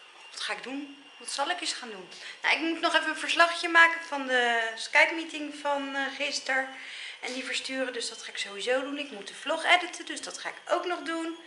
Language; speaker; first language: Dutch; native; Dutch